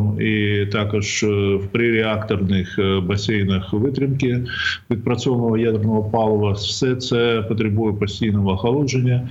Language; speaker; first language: Ukrainian; native; Ukrainian